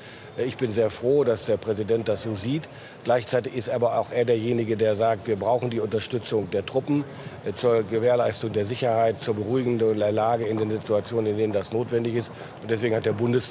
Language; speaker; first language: German; native; German